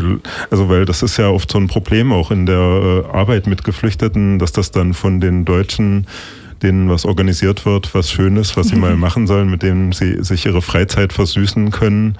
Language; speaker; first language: German; native; German